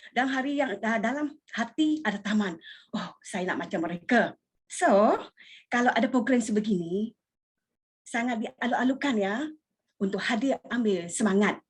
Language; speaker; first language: Malay; non-native, local second language; Iban